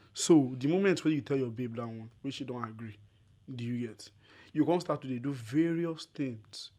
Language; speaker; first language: Nigerian Pidgin; non-native, local second language; Yoruba